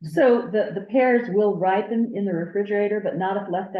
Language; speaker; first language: English; native; English